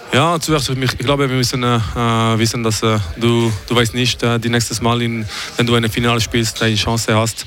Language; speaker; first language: German; non-native, fluent; French